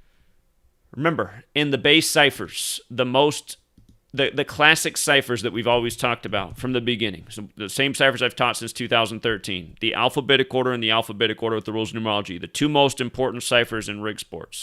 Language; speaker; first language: English; native; English